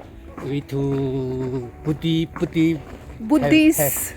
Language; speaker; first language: English; non-native, learner; Chinese